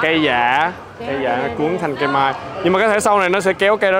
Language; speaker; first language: Vietnamese; early bilingual, heritage; Vietnamese